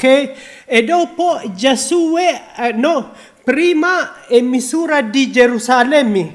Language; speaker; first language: Italian; non-native, learner; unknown